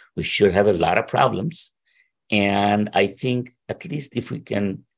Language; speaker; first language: English; non-native, local second language; Bangla